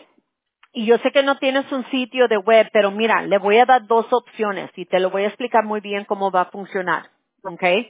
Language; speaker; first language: Spanish; early bilingual, heritage; Spanish